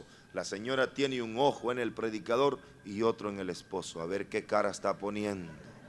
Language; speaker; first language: Spanish; native; Spanish